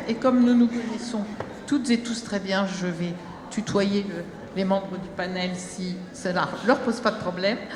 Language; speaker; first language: French; native; French